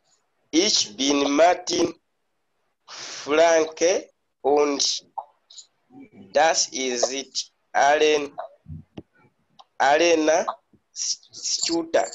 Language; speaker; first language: German; non-native, learner; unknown